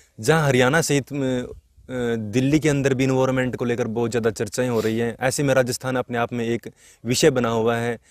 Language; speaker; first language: Hindi; native; Hindi